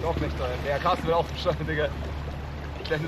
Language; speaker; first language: German; native; German